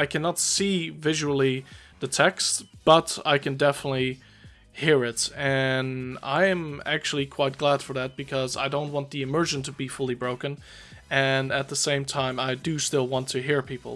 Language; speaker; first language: English; native; English